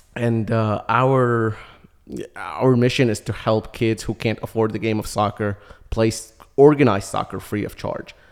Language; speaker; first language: English; early bilingual, other home language; Arabic